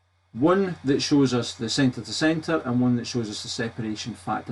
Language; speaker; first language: English; native; English